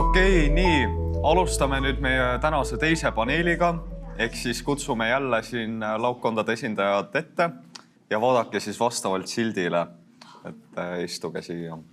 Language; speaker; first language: Estonian; native; Estonian